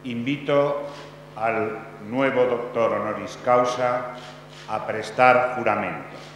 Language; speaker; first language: Spanish; native; Spanish